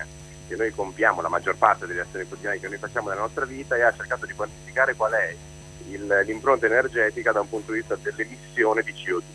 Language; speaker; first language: Italian; native; Italian